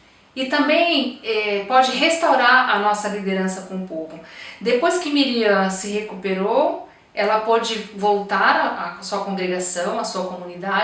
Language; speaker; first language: Portuguese; native; Portuguese